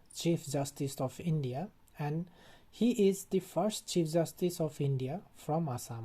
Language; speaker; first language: English; non-native, local second language; Assamese